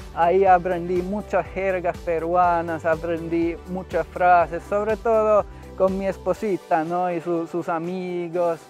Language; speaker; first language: Spanish; non-native, fluent; Finnish